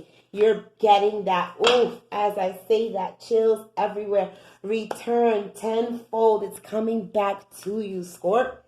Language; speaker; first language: English; native; English